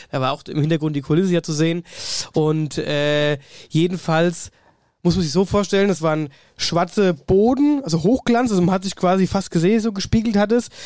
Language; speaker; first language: German; native; German